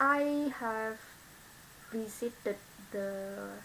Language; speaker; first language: English; non-native, learner; Vietnamese